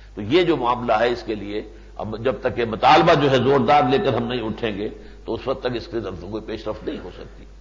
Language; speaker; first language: Urdu; native; Urdu